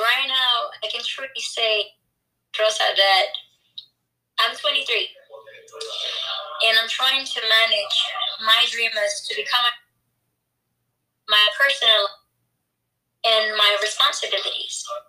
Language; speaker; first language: English; non-native, fluent; Spanish